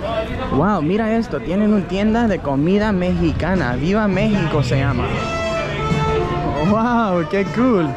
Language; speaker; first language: Spanish; non-native, fluent; English